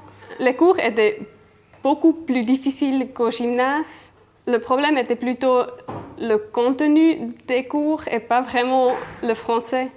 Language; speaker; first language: French; non-native, local second language; German